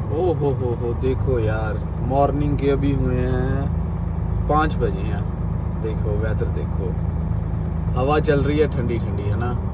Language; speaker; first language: Hindi; non-native, local second language; Punjabi